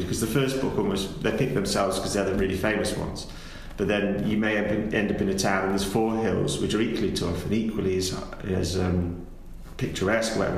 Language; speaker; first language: English; native; English